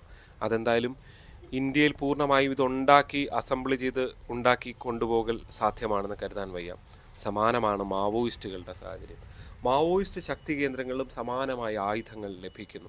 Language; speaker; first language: Malayalam; native; Malayalam